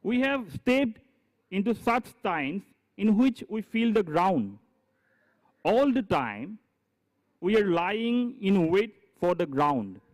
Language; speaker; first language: English; non-native, local second language; Assamese